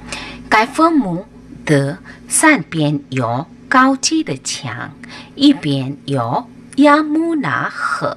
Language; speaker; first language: Chinese; non-native, fluent; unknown